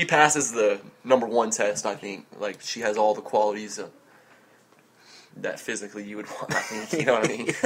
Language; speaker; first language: English; native; English